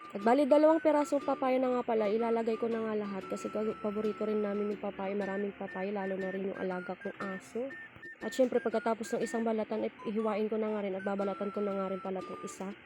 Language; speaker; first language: Filipino; non-native, local second language; Bikol